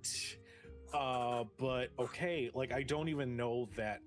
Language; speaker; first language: English; native; English